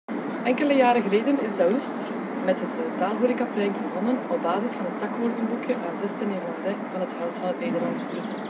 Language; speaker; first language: Dutch; native; Dutch